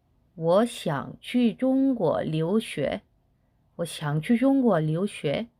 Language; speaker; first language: Chinese; non-native, fluent; Korean